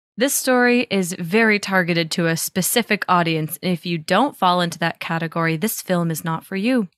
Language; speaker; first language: English; native; English